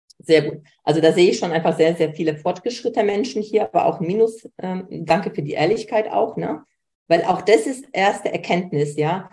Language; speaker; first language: German; early bilingual, other home language; Polish